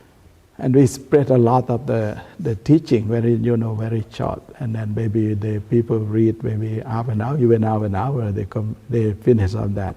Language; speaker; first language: English; non-native, learner; Thai